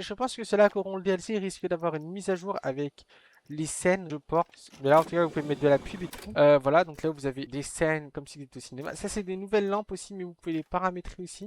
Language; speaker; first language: French; native; French